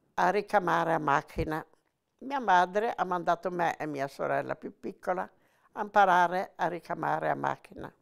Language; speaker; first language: Italian; native; Italian